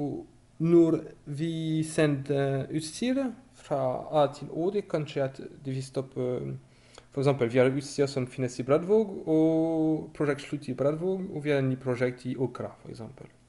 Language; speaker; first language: Norwegian; non-native, learner; French